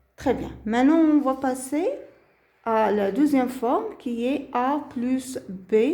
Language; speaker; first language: French; non-native, local second language; Arabic